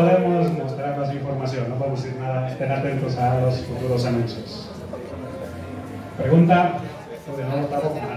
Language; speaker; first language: Spanish; native; Spanish